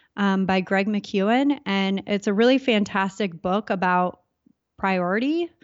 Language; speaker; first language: English; native; English